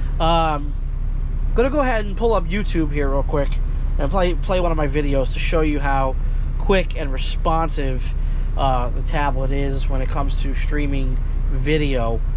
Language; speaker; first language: English; native; English